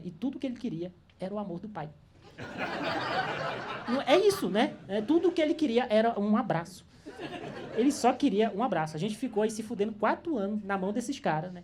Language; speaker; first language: Portuguese; native; Portuguese